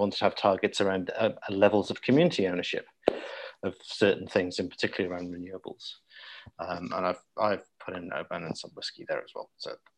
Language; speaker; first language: English; native; English